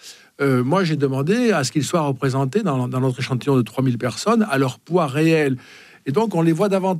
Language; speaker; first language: French; native; French